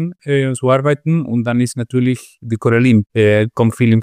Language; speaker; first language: German; non-native, fluent; Spanish